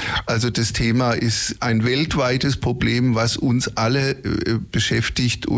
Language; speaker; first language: German; native; German